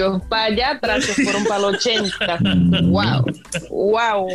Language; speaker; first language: Spanish; native; Spanish